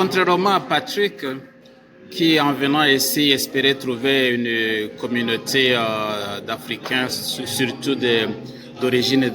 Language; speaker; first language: French; non-native, local second language; Kinyarwanda